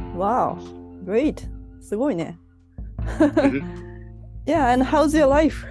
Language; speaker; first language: English; non-native, learner; Japanese